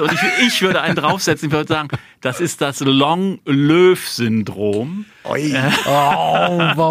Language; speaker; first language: German; native; German